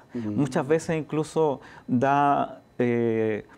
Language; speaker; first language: Spanish; native; Spanish